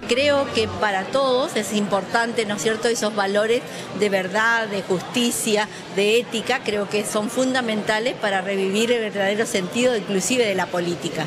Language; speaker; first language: Spanish; native; Spanish